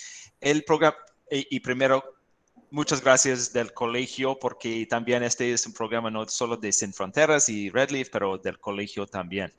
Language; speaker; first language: Spanish; non-native, fluent; English